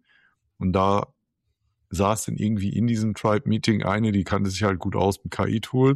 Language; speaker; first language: German; native; German